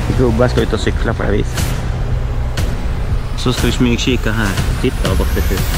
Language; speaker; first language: Swedish; native; Swedish